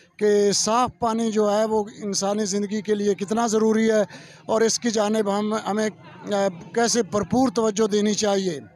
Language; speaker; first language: Urdu; non-native, local second language; Punjabi